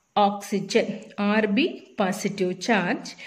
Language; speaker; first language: English; non-native, local second language; Tamil